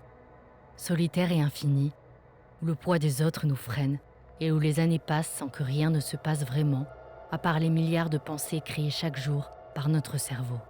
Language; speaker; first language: French; native; French